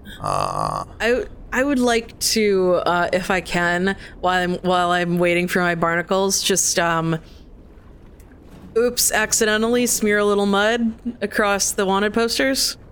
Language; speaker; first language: English; native; English